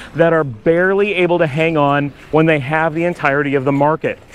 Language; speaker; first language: English; native; English